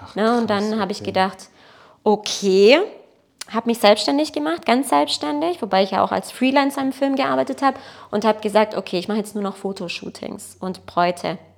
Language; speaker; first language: German; early bilingual, other home language; Portuguese